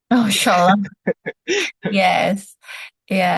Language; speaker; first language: English; non-native, fluent; Indonesian